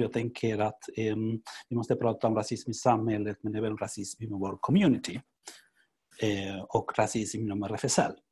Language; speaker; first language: Swedish; non-native, fluent; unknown